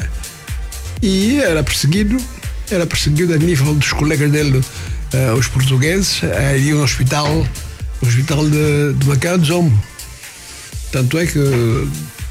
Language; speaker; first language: Portuguese; non-native, local second language; Kongo